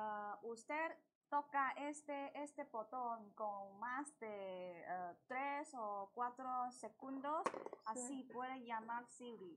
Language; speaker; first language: Spanish; non-native, learner; Chinese